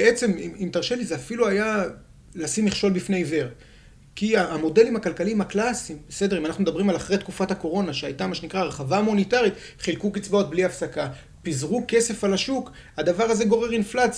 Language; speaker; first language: Hebrew; native; Hebrew